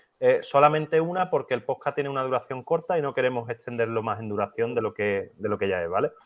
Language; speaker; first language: Spanish; native; Spanish